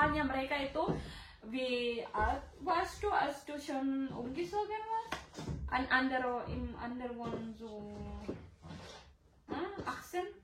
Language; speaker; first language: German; non-native, learner; Indonesian